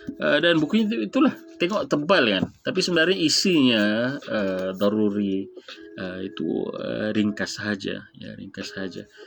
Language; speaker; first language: Malay; native; Malay